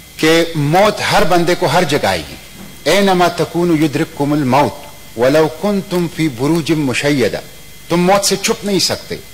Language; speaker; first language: Urdu; non-native, local second language; Pashto